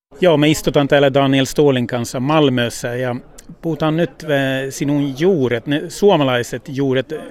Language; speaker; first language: Finnish; early bilingual, heritage; Finnish